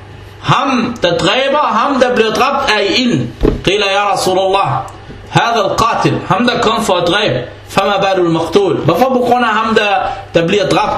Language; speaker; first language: Danish; early bilingual, other home language; Arabic